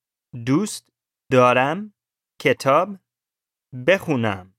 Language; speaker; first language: Persian; non-native, learner; English